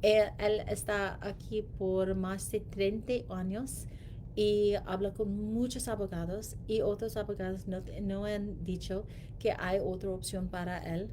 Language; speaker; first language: Spanish; non-native, learner; English